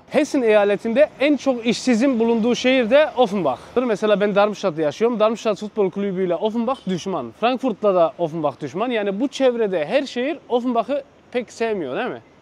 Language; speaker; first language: Turkish; early bilingual, heritage; Turkish